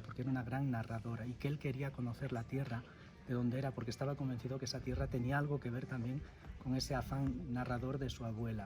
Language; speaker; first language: Spanish; native; Spanish